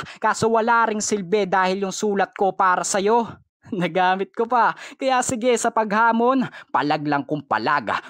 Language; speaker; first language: Filipino; non-native, local second language; Bikol